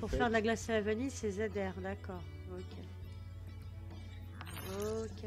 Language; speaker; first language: French; native; French